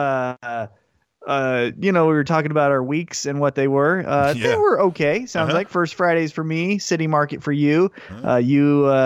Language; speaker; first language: English; native; English